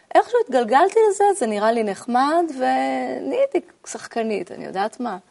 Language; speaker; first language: Hebrew; native; Hebrew